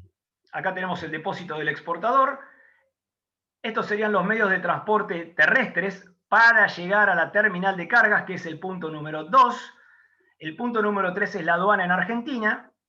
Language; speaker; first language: Spanish; native; Spanish